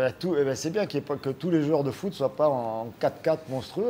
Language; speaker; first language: French; native; French